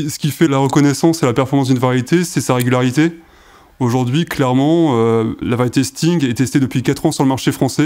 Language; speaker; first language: French; native; French